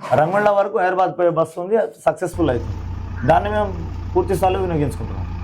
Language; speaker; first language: Telugu; non-native, local second language; Lambadi